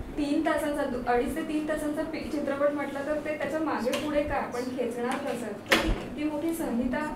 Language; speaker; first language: Marathi; native; Marathi